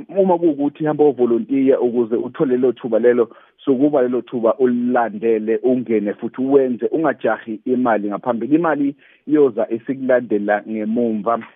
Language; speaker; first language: Zulu; native; Zulu